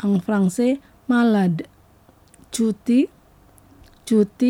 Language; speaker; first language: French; non-native, fluent; Indonesian